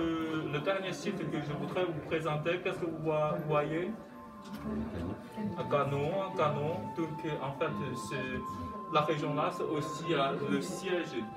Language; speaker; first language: French; non-native, fluent; Chinese